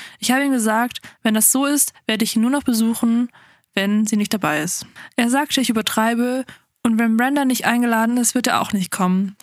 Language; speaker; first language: German; early bilingual, other home language; Afrikaans